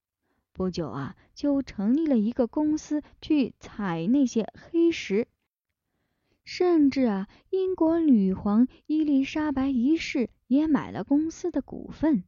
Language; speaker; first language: Chinese; native; Chinese